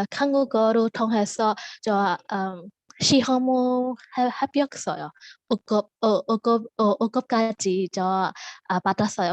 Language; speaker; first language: Korean; non-native, learner; Burmese